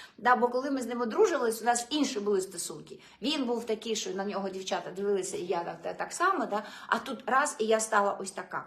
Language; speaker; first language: Ukrainian; non-native, local second language; Russian